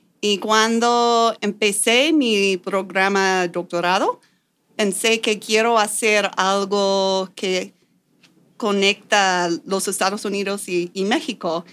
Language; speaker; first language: Spanish; non-native, fluent; English